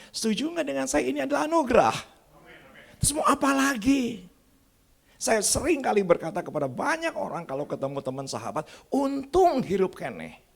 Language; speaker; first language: Indonesian; native; Indonesian